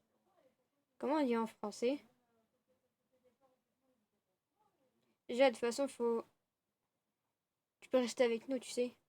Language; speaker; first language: French; native; French